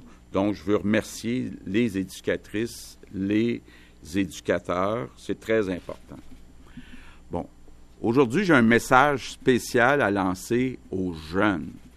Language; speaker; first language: French; native; French